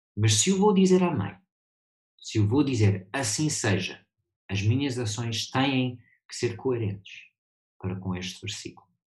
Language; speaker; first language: Portuguese; early bilingual, heritage; Portuguese